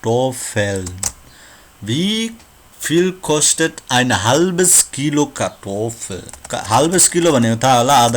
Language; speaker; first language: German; non-native, learner; Nepali